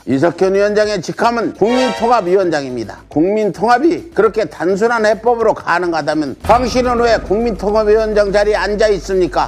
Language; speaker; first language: Korean; native; Korean